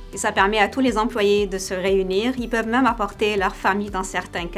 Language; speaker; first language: French; native; French